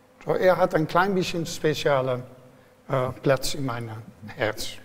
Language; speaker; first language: German; non-native, fluent; Dutch